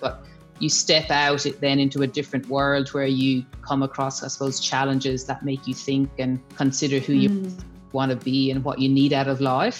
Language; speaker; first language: English; native; English